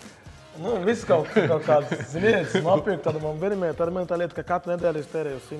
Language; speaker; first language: Latvian; non-native, learner; Portuguese